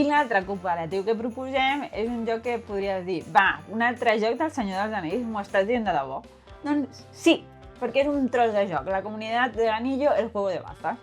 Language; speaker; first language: Catalan; native; Catalan